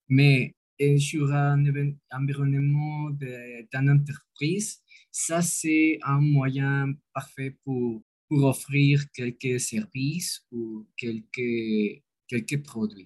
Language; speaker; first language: French; non-native, learner; Spanish